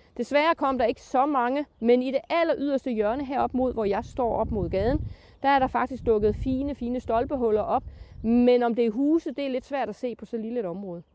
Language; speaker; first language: Danish; native; Danish